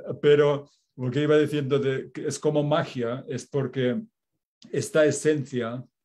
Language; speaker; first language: Spanish; non-native, local second language; Catalan